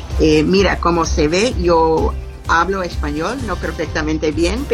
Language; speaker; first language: Spanish; non-native, learner; English